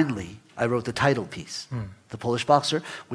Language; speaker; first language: English; early bilingual, other home language; Spanish